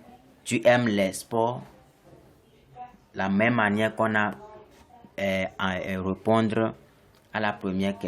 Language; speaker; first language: French; non-native, fluent; English